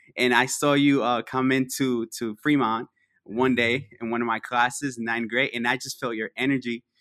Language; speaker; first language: English; early bilingual, other home language; Spanish